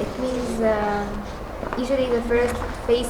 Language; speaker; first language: English; non-native, learner; Arabic